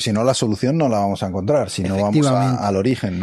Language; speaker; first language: Spanish; native; Spanish